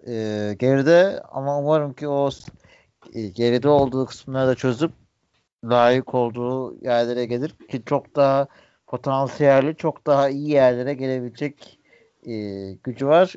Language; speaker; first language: Turkish; native; Turkish